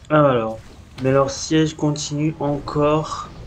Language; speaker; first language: French; native; French